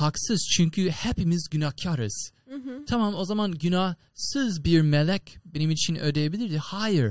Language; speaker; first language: Turkish; non-native, fluent; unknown